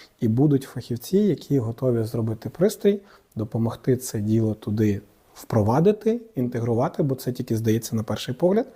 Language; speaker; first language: Ukrainian; native; Ukrainian